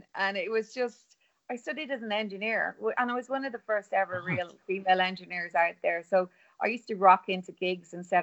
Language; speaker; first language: English; non-native, local second language; Irish